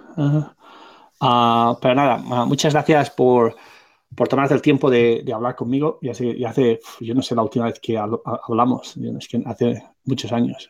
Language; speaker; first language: Spanish; non-native, local second language; Catalan